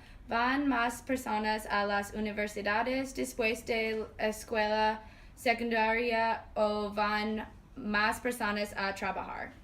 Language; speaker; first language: Spanish; non-native, learner; English